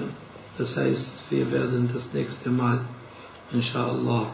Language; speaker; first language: German; non-native, fluent; Arabic